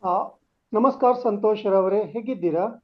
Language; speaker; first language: Kannada; non-native, learner; Hindi